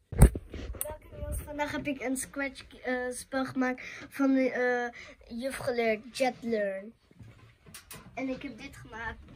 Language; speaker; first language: Dutch; early bilingual, heritage; Dutch